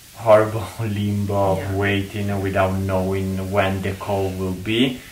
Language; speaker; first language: English; non-native, fluent; Italian